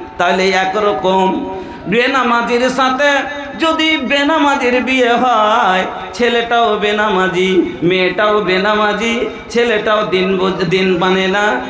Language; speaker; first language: Bangla; non-native, local second language; Bhojpuri